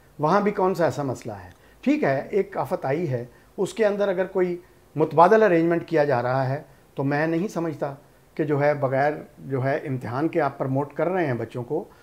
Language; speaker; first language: Urdu; non-native, local second language; Punjabi